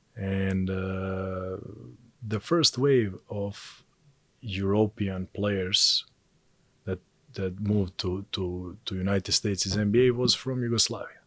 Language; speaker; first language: English; non-native, fluent; Serbian